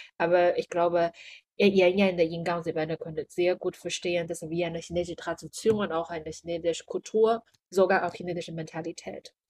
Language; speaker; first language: German; non-native, learner; Chinese